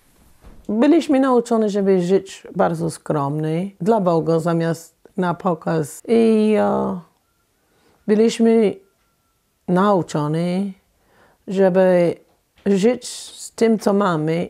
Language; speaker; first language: Polish; non-native, fluent; English